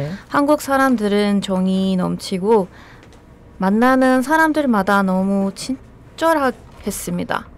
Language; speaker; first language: Korean; non-native, fluent; Persian